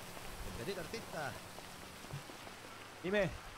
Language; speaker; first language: Spanish; native; Spanish